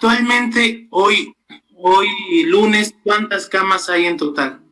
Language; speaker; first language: Spanish; native; Spanish